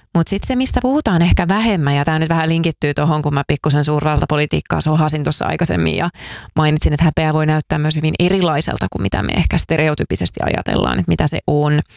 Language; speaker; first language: Finnish; native; Finnish